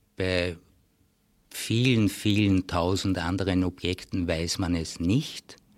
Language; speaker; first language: German; native; German